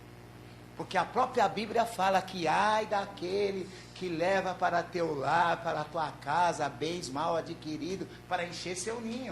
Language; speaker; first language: Portuguese; native; Portuguese